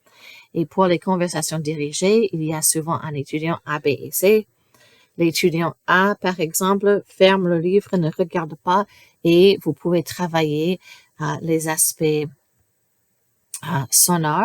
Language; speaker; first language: French; non-native, fluent; English